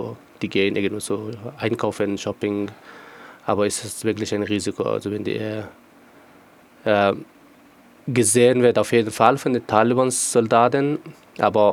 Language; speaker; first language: German; non-native, fluent; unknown